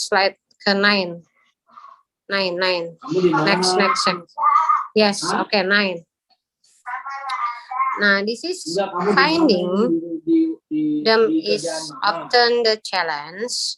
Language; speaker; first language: English; non-native, learner; Indonesian